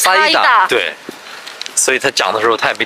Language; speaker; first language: Chinese; native; Chinese